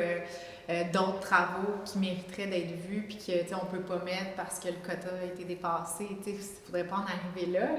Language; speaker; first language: French; native; French